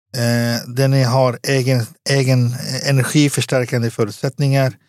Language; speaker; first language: Swedish; early bilingual, other home language; Arabic